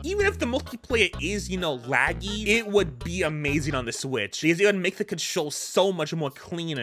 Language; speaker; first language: English; native; English